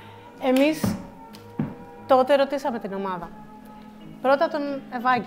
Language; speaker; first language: Greek; native; Greek